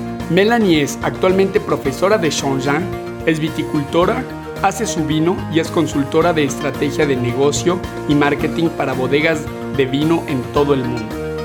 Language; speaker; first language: Spanish; native; Spanish